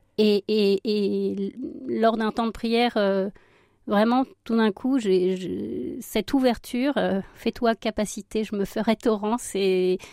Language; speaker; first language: French; early bilingual, other home language; Spanish